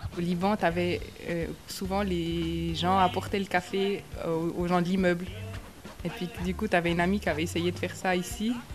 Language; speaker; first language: French; native; French